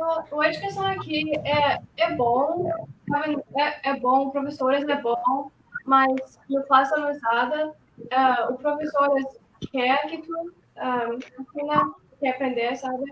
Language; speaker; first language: Portuguese; early bilingual, heritage; Portuguese